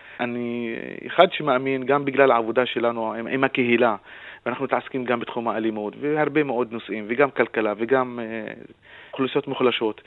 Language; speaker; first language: Hebrew; non-native, local second language; Arabic